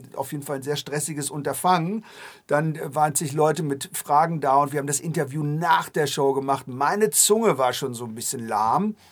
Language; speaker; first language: German; native; German